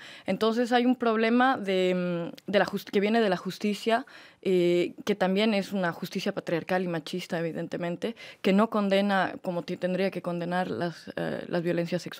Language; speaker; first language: Spanish; native; Spanish